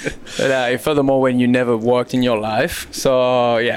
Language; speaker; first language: English; non-native, learner; French